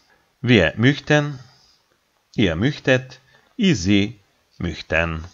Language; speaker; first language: German; non-native, fluent; Macedonian